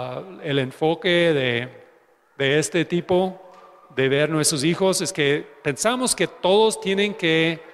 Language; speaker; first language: Spanish; non-native, fluent; English